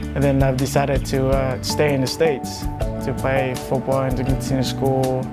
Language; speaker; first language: English; non-native, fluent; Samoan